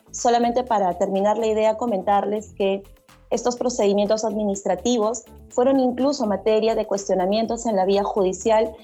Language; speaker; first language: Spanish; native; Spanish